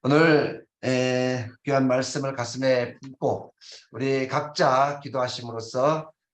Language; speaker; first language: Korean; native; Korean